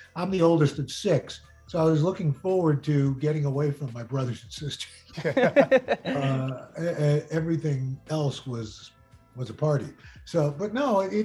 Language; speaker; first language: English; native; English